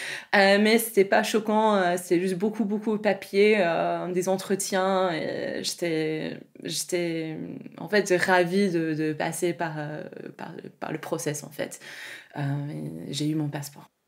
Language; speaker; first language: French; non-native, fluent; English